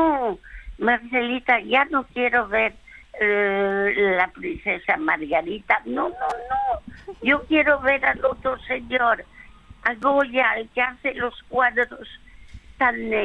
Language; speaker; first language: Spanish; early bilingual, other home language; French